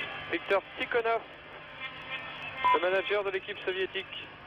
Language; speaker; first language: French; native; French